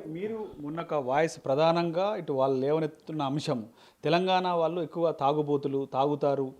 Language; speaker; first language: Telugu; native; Telugu